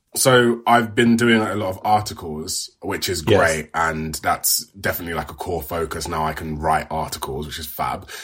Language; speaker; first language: English; native; English